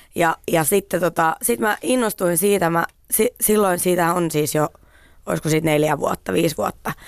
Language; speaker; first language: Finnish; native; Finnish